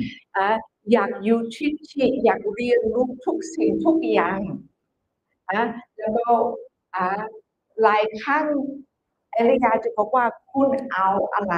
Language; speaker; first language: Thai; non-native, fluent; English